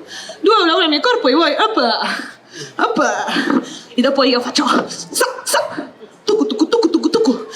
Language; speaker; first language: Italian; non-native, learner; Spanish